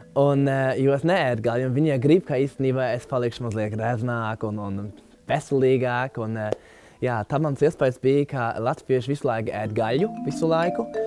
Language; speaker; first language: Latvian; non-native, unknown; German